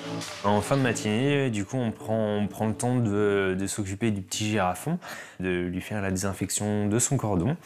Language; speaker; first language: French; native; French